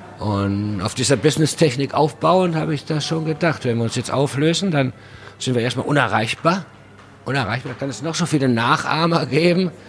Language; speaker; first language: German; early bilingual, other home language; Spanish